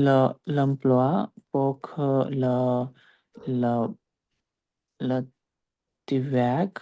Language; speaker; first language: French; non-native, learner; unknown